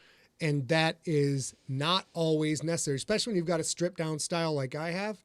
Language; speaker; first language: English; native; English